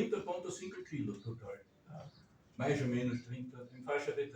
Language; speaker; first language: Portuguese; non-native, learner; German